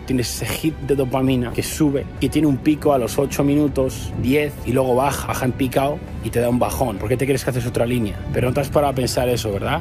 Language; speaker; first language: Spanish; native; Spanish